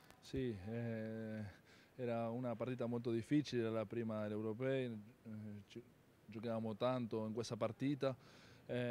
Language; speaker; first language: Italian; non-native, fluent; Spanish